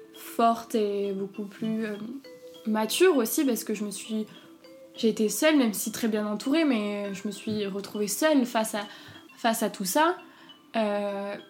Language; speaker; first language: French; native; French